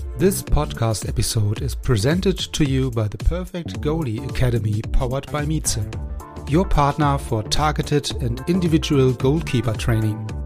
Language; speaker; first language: English; non-native, fluent; German